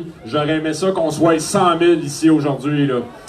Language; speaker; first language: French; native; French